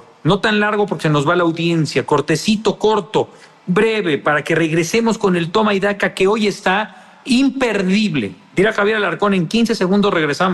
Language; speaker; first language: Spanish; native; Spanish